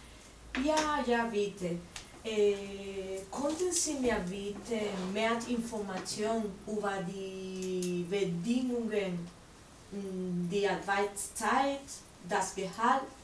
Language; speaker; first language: German; non-native, learner; Spanish